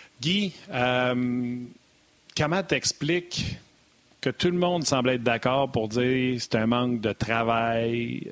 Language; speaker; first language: French; native; French